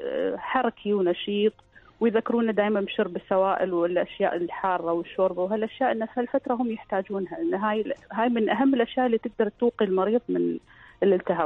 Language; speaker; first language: Arabic; native; Arabic